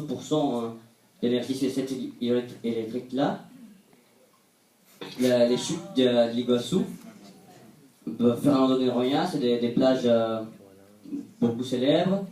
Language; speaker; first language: French; non-native, fluent; Portuguese